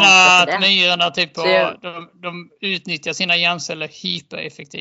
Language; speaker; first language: Swedish; native; Swedish